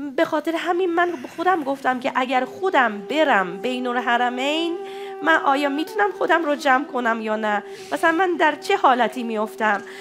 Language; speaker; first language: Persian; non-native, fluent; Japanese